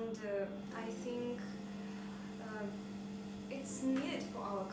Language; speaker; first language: English; non-native, learner; Russian